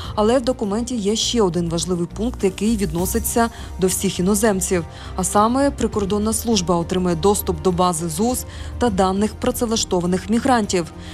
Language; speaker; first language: Ukrainian; native; Ukrainian